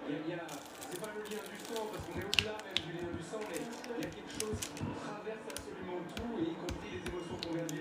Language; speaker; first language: French; native; French